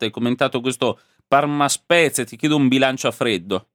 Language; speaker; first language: Italian; native; Italian